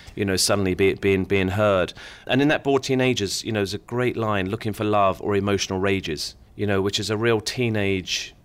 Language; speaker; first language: English; native; English